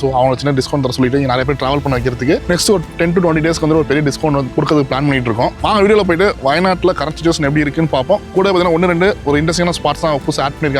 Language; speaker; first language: Tamil; native; Tamil